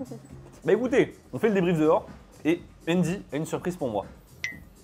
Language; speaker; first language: French; native; French